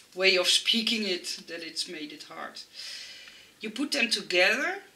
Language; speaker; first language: English; non-native, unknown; Dutch